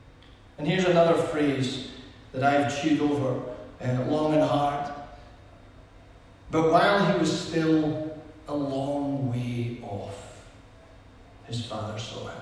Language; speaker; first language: English; native; English